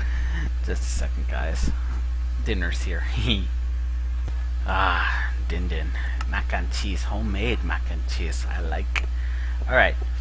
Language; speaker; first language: English; native; English